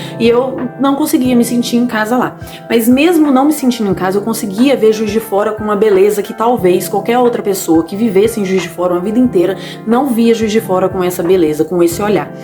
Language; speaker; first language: Portuguese; native; Portuguese